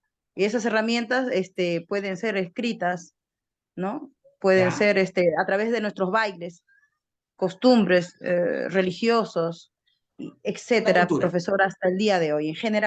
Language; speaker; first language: Spanish; native; Spanish